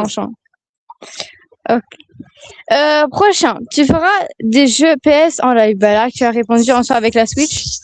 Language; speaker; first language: French; native; French